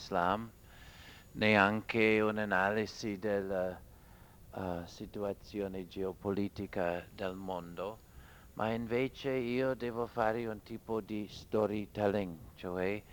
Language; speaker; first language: Italian; non-native, fluent; English